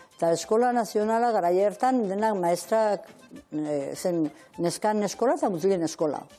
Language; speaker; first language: Basque; native; Basque